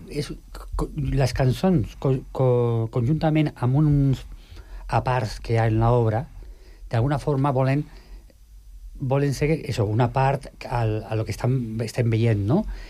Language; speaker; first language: Catalan; non-native, local second language; Spanish